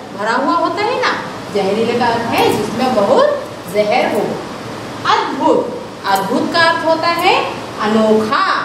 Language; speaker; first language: Hindi; native; Hindi